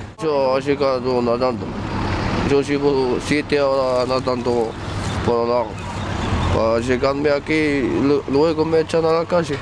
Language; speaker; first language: Spanish; non-native, learner; Arabic